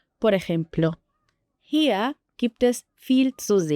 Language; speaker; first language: German; non-native, fluent; Spanish